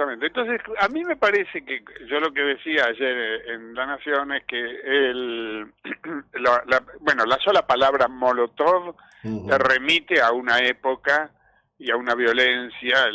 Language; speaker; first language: Spanish; native; Spanish